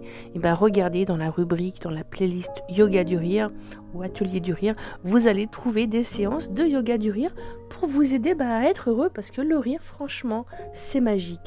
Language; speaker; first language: French; native; French